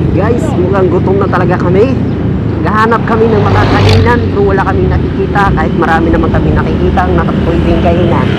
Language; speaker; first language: Filipino; non-native, local second language; Hiligaynon